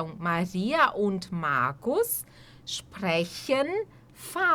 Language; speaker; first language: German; non-native, fluent; Portuguese